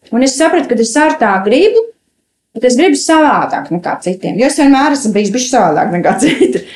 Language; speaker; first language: Latvian; native; Latvian